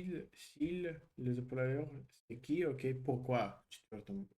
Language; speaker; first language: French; non-native, learner; Russian